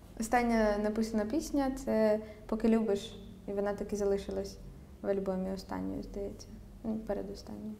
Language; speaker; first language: Ukrainian; native; Ukrainian